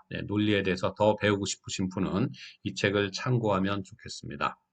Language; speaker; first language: Korean; native; Korean